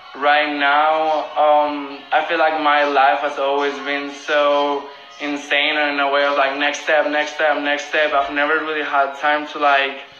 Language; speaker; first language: English; non-native, fluent; Spanish